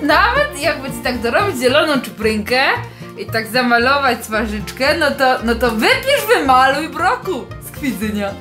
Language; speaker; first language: Polish; native; Polish